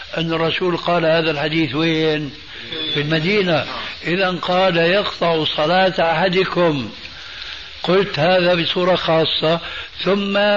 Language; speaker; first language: Arabic; early bilingual, other home language; Albanian